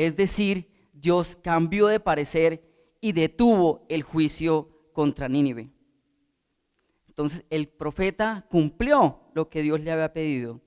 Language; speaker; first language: Spanish; native; Spanish